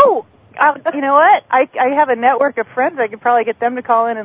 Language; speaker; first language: English; native; English